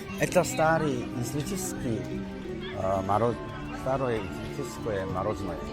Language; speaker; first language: Russian; non-native, learner; Korean